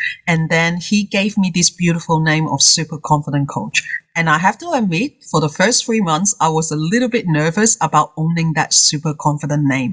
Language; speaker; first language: English; non-native, local second language; Cantonese